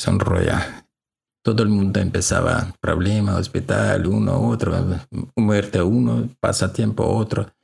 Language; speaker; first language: Spanish; non-native, learner; Russian